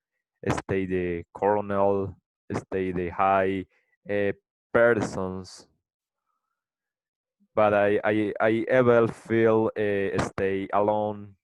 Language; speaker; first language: English; non-native, learner; Spanish